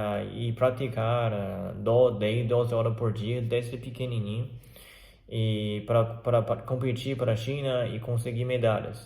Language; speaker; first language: Portuguese; non-native, learner; Chinese